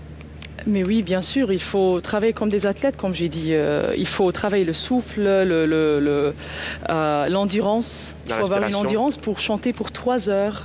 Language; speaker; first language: French; non-native, fluent; Arabic